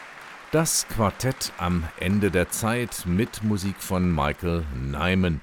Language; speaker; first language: German; native; German